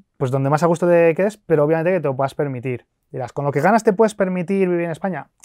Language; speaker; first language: Spanish; native; Spanish